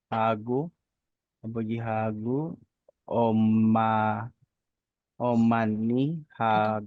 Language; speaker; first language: Korean; non-native, learner; Filipino